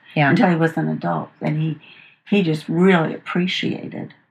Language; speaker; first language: English; native; English